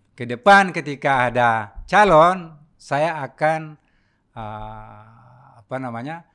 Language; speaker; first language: Indonesian; non-native, local second language; Buginese